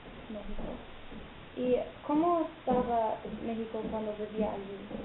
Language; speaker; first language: Spanish; non-native, learner; English